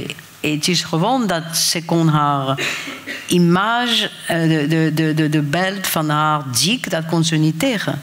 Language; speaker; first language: Dutch; non-native, fluent; French